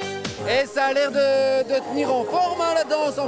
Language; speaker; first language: French; native; French